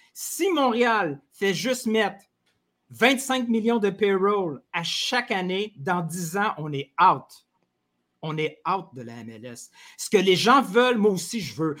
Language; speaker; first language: French; native; French